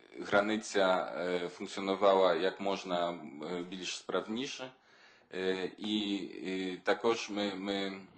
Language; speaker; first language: Ukrainian; non-native, learner; Polish